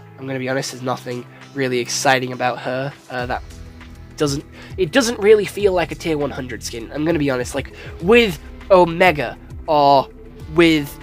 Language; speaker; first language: English; native; English